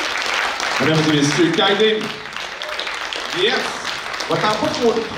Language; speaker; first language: French; native; French